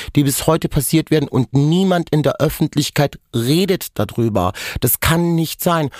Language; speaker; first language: German; non-native, local second language; Romany